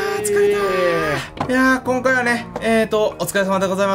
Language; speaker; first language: Japanese; native; Japanese